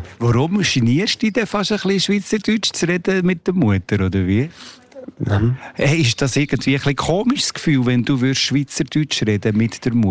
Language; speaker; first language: German; native; German